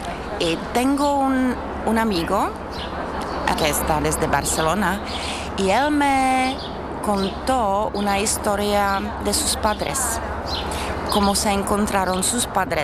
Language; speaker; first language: Spanish; non-native, fluent; Czech